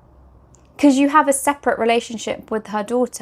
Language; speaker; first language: English; native; English